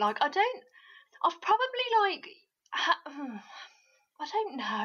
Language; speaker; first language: English; native; English